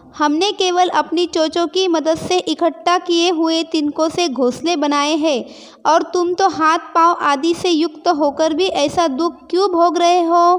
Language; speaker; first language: Hindi; non-native, local second language; Marathi